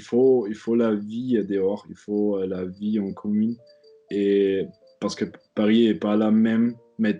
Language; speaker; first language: French; non-native, learner; German